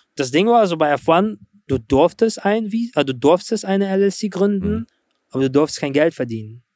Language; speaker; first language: German; early bilingual, other home language; Russian